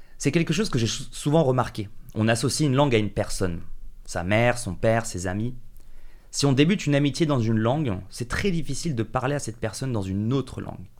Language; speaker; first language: French; early bilingual, other home language; English